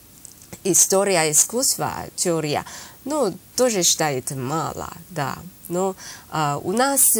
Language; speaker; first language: Russian; non-native, learner; Chinese